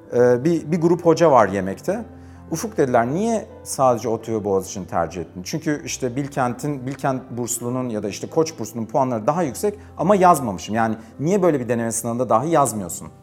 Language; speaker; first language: Turkish; native; Turkish